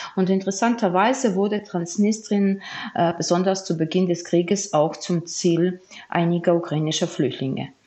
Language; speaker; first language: German; non-native, fluent; Ukrainian